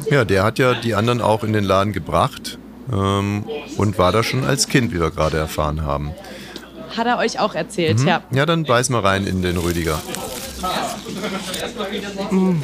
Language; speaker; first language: German; native; German